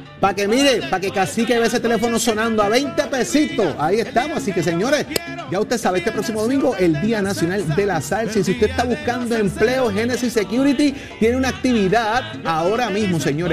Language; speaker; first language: Spanish; native; Spanish